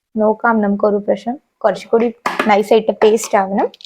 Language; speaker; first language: Malayalam; non-native, learner; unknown